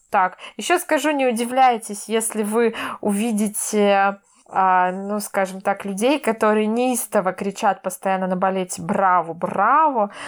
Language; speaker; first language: Russian; native; Russian